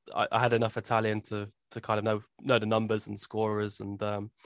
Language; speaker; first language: English; native; English